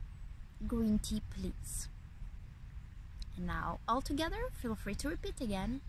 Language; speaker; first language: English; non-native, fluent; Ukrainian